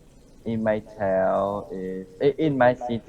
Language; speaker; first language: English; non-native, learner; Vietnamese